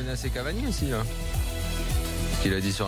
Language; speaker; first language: French; native; French